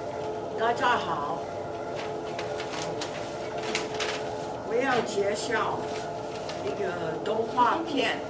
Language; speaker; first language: Chinese; non-native, fluent; English